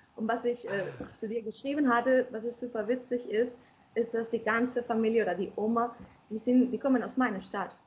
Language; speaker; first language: German; non-native, fluent; Spanish